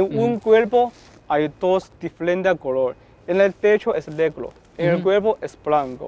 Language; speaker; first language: Spanish; non-native, learner; Chinese